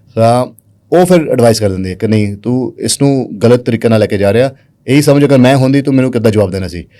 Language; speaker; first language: Punjabi; early bilingual, heritage; Punjabi